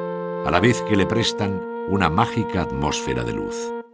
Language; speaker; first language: Spanish; native; Spanish